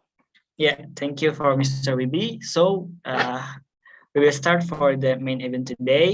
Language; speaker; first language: English; non-native, fluent; Indonesian